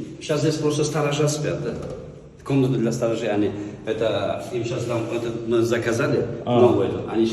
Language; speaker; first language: Russian; non-native, local second language; Uzbek